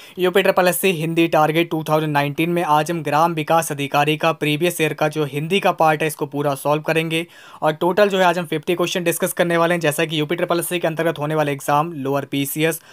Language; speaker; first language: Hindi; native; Hindi